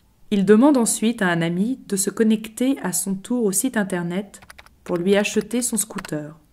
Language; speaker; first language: French; native; French